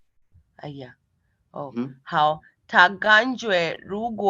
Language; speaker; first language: Chinese; non-native, learner; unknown